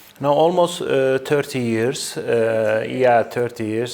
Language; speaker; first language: English; non-native, fluent; Turkish